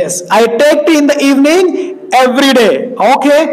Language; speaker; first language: English; non-native, local second language; Hindi